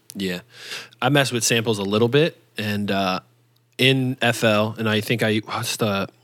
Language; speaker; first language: English; native; English